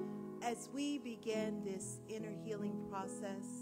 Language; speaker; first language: English; native; English